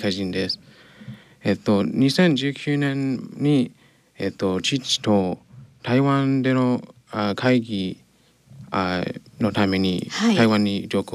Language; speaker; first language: Japanese; non-native, learner; English